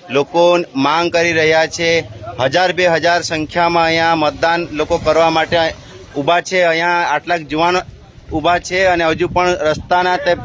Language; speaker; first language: Gujarati; non-native, local second language; Bhili